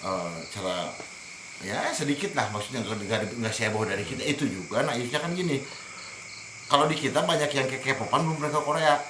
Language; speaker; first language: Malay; non-native, local second language; Sundanese